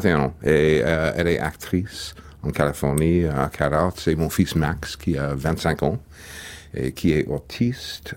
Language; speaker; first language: French; non-native, fluent; English